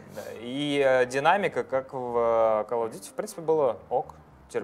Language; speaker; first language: Russian; native; Russian